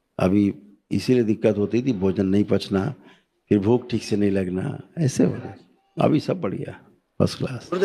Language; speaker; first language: Hindi; native; Hindi